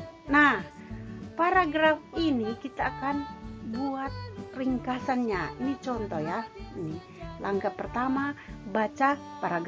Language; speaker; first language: Indonesian; native; Indonesian